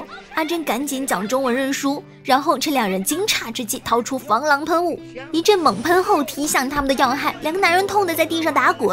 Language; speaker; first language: Chinese; native; Chinese